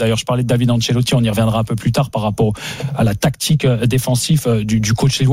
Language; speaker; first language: French; native; French